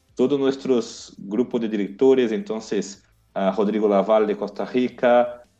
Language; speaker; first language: Spanish; non-native, learner; Portuguese